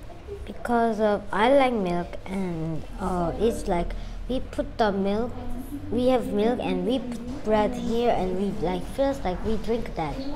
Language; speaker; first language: English; non-native, learner; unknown